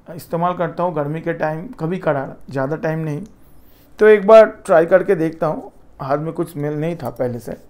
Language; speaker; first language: Hindi; non-native, local second language; Bangla